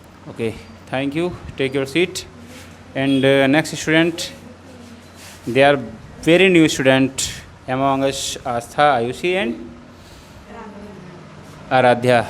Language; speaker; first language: English; non-native, learner; Hindi